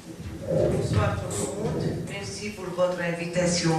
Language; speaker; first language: French; non-native, fluent; Arabic